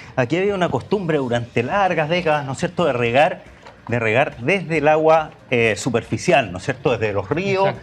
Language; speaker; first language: Spanish; native; Spanish